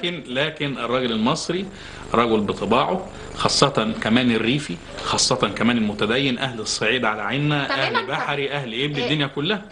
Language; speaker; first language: Arabic; native; Arabic